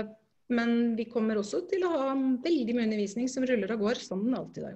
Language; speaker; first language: Norwegian; native; Norwegian